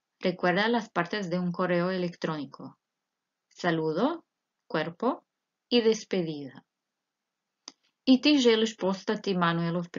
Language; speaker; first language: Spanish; non-native, fluent; Croatian